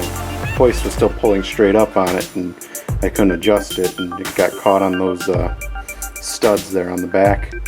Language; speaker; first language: English; native; English